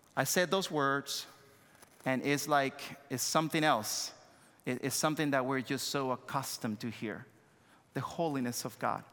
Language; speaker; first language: English; non-native, fluent; Spanish